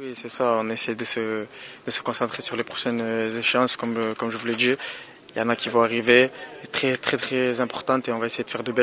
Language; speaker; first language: French; native; French